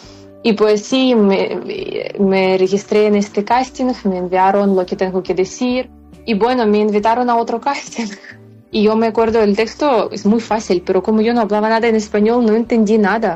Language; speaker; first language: Spanish; non-native, fluent; Ukrainian